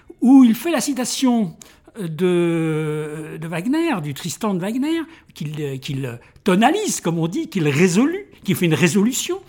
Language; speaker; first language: French; native; French